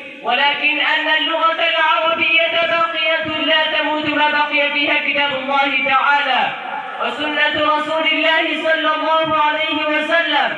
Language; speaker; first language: Arabic; non-native, learner; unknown